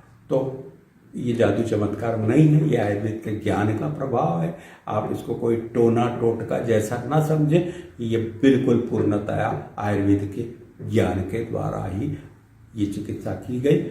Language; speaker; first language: Hindi; native; Hindi